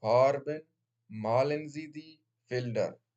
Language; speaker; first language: German; non-native, learner; Baluchi